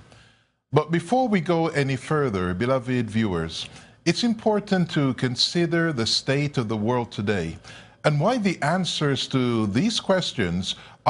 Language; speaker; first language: English; native; English